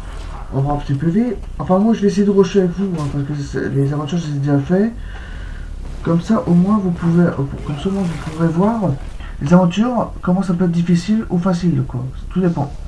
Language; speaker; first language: French; native; French